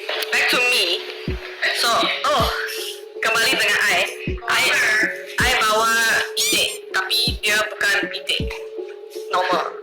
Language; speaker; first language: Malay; non-native, local second language; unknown